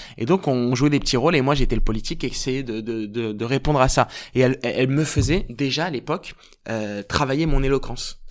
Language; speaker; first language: French; early bilingual, other home language; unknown